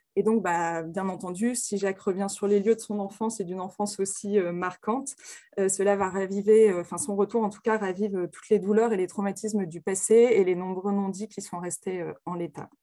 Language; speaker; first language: French; native; French